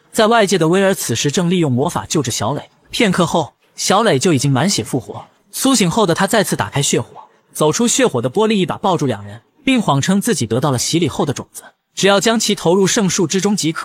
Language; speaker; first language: Chinese; native; Chinese